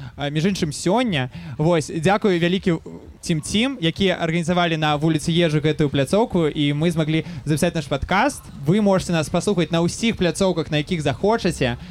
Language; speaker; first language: Belarusian; non-native, local second language; Russian